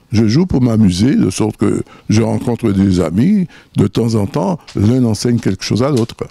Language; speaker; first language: French; native; French